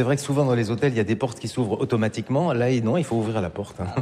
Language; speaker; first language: French; native; French